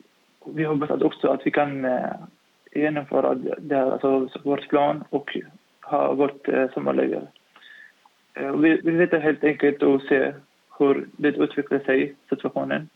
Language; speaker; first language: Swedish; non-native, fluent; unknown